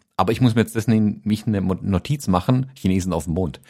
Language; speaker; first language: German; non-native, fluent; English